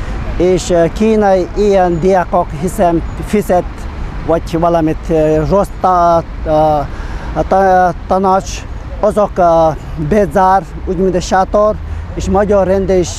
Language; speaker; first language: Hungarian; non-native, learner; Tibetan